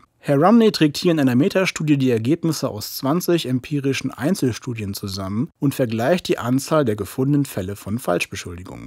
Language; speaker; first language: German; native; German